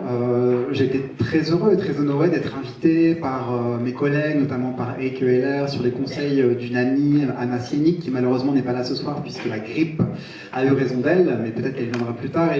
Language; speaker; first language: French; native; French